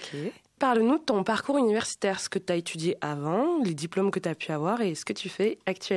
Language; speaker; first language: French; native; French